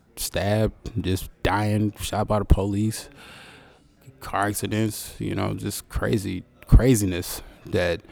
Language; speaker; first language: English; native; English